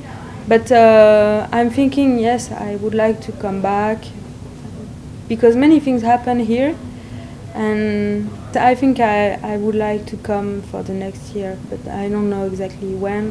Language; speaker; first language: English; non-native, learner; French